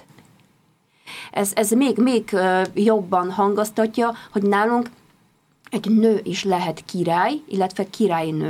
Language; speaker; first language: Hungarian; non-native, fluent; Polish